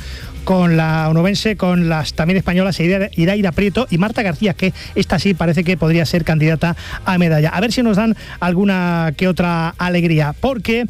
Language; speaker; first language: Spanish; native; Spanish